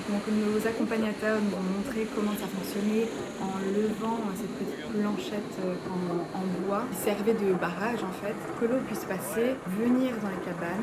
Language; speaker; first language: French; native; French